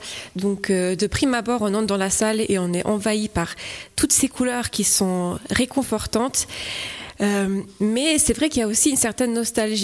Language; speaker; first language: French; native; French